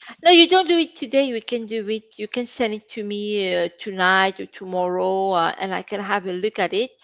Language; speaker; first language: English; non-native, fluent; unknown